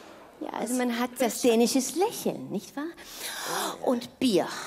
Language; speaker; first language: German; non-native, fluent; Danish